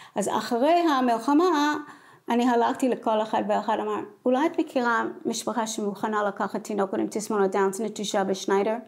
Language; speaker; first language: Hebrew; non-native, fluent; English